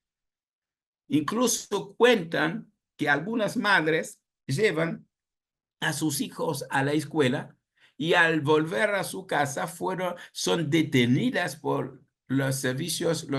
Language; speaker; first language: Spanish; non-native, fluent; Haitian Creole